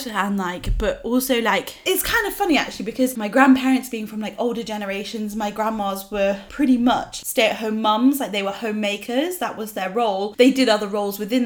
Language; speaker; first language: English; native; English